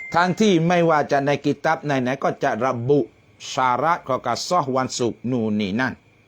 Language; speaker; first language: Thai; non-native, local second language; Malay